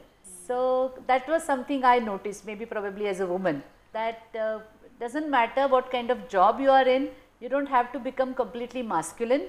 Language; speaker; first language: English; non-native, local second language; Marathi